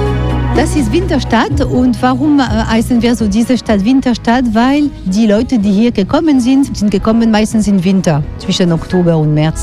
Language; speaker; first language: German; non-native, fluent; French